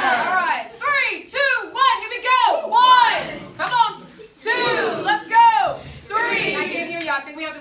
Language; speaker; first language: English; native; English